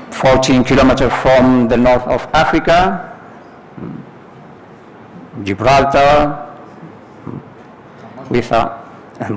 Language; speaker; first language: English; non-native, fluent; Spanish